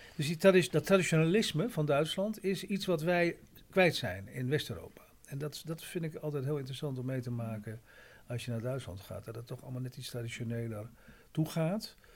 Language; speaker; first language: Dutch; native; Dutch